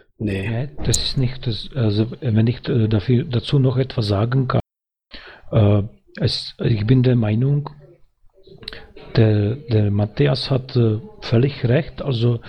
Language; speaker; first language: German; non-native, fluent; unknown